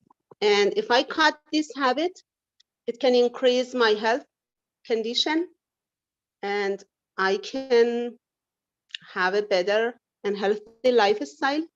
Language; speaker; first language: English; non-native, learner; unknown